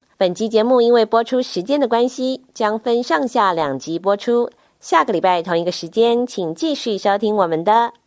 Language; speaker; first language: Chinese; native; Chinese